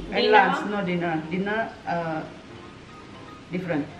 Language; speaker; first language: English; non-native, learner; Indonesian